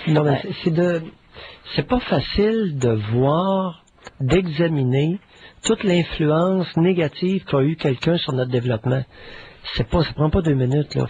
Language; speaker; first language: French; native; French